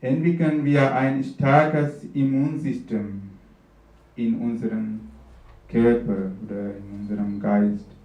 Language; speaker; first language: German; non-native, fluent; Sinhala